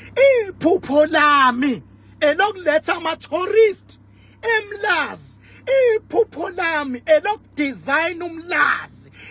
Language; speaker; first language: Zulu; native; Zulu